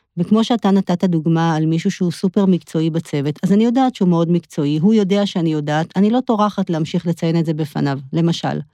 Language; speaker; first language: Hebrew; native; Hebrew